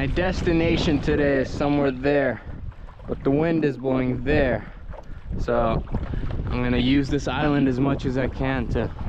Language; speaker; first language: English; non-native, fluent; Finnish